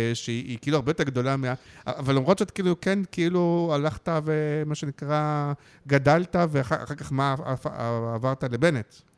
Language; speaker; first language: Hebrew; native; Hebrew